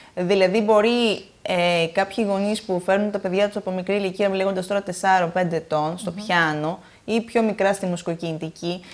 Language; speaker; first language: Greek; native; Greek